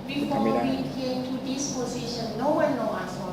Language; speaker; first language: English; non-native, learner; Thai